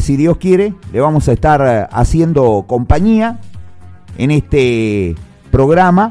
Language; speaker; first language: Spanish; native; Spanish